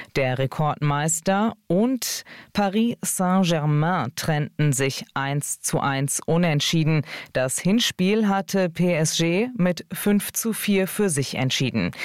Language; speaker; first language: German; native; German